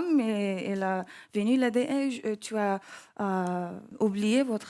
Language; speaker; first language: French; non-native, learner; English